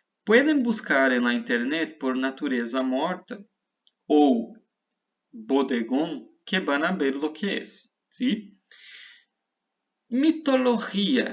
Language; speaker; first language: Spanish; non-native, fluent; Portuguese